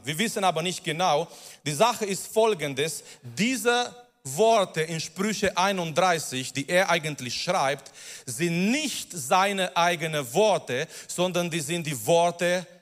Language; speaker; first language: German; non-native, fluent; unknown